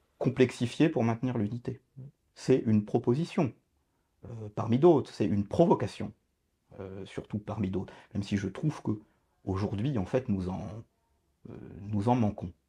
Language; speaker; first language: French; native; French